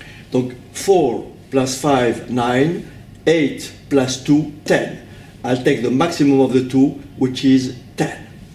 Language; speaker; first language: English; non-native, fluent; French